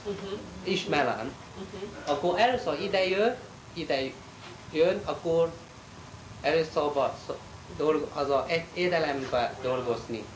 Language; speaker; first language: Hungarian; non-native, learner; Chinese